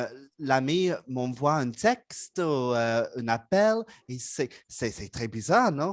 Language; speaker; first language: French; non-native, learner; English